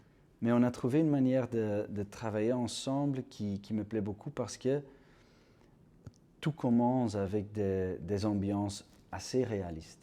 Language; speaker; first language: French; non-native, local second language; Dutch